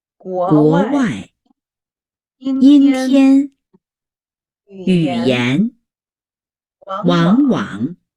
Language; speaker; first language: Chinese; non-native, learner; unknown